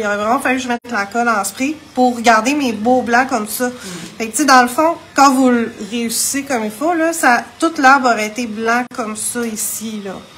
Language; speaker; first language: French; native; French